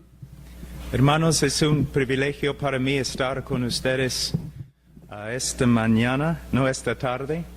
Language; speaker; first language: Spanish; non-native, fluent; English